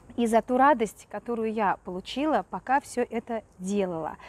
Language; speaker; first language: Russian; native; Russian